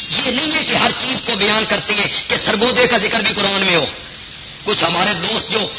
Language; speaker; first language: Urdu; non-native, local second language; Punjabi